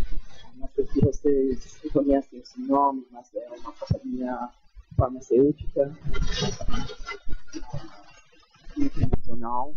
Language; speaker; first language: Portuguese; non-native, fluent; English